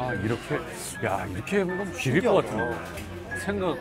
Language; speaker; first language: Korean; native; Korean